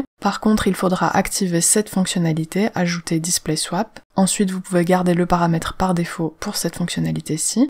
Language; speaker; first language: French; native; French